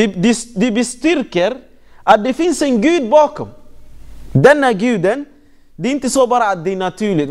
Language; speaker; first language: Swedish; non-native, fluent; Arabic